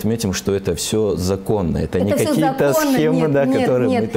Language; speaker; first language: Russian; native; Russian